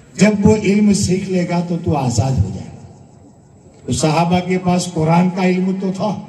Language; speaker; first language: Hindi; non-native, local second language; Gujarati